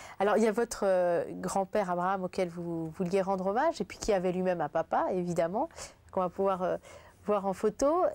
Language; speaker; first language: French; native; French